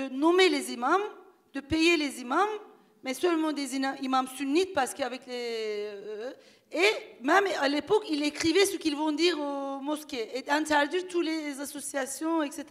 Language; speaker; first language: French; non-native, fluent; Turkish